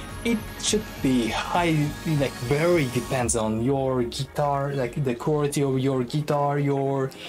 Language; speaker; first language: English; non-native, fluent; Japanese